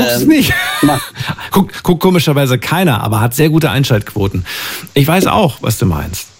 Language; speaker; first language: German; native; German